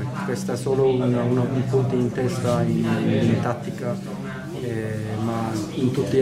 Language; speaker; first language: Italian; non-native, learner; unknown